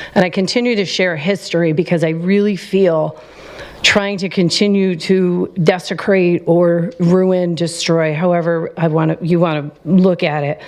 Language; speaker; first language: English; native; English